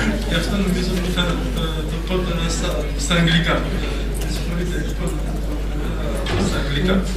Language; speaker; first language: Greek; non-native, learner; French